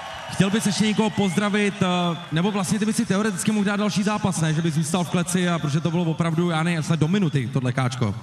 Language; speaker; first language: Czech; native; Czech